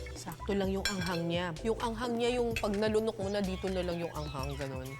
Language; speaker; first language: Filipino; native; Filipino